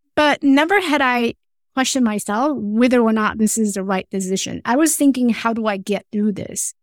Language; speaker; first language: English; non-native, fluent; Chinese